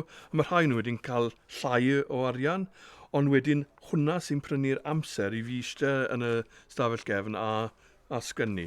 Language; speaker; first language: Welsh; native; Welsh